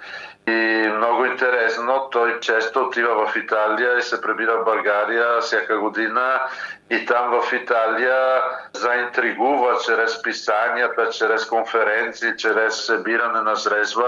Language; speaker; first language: Bulgarian; non-native, fluent; Italian